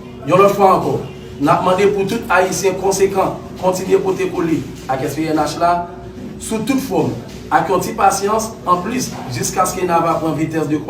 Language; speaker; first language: Haitian Creole; native; Haitian Creole